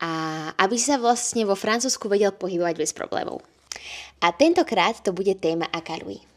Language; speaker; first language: Slovak; native; Slovak